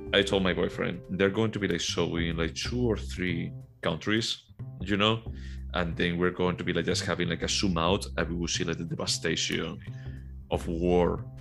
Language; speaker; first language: English; non-native, fluent; Galician